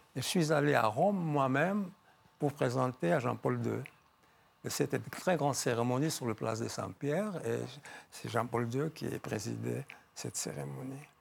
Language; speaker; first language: French; non-native, fluent; Georgian